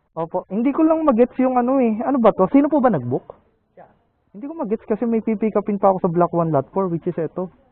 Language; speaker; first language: Filipino; native; Filipino